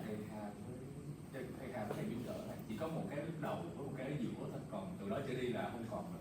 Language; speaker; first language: Vietnamese; native; Vietnamese